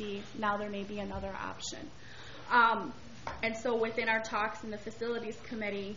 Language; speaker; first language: English; native; English